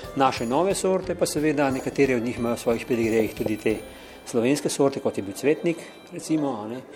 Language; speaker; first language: Slovenian; native; Slovenian